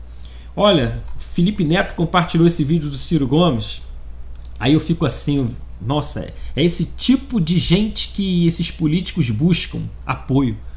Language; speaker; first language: Portuguese; native; Portuguese